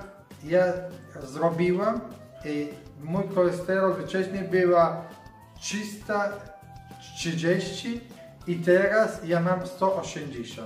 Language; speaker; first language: Polish; non-native, learner; Italian